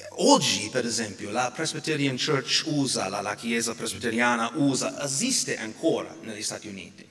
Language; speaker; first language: Italian; non-native, fluent; English